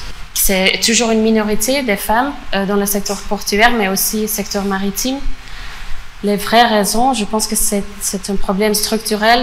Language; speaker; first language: French; non-native, fluent; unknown